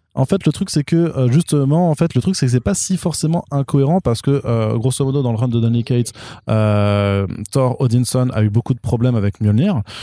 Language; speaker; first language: French; native; French